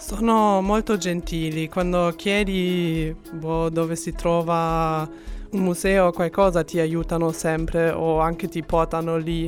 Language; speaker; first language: Italian; non-native, fluent; German